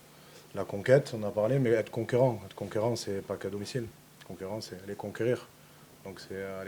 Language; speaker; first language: French; native; French